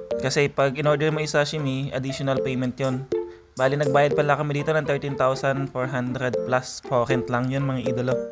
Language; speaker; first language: Filipino; native; Filipino